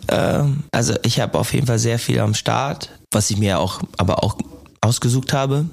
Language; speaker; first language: German; non-native, fluent; English